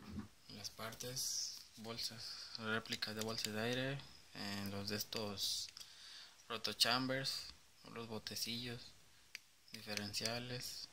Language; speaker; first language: Spanish; native; Spanish